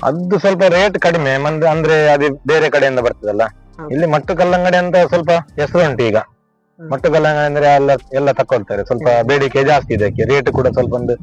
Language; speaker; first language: Kannada; native; Kannada